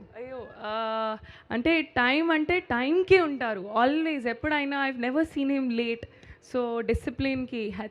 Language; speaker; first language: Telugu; non-native, learner; Hindi